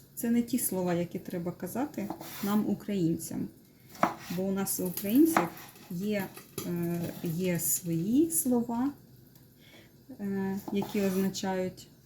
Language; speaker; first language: Ukrainian; non-native, local second language; Russian